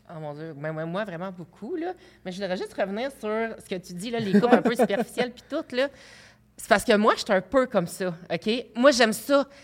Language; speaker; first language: French; native; French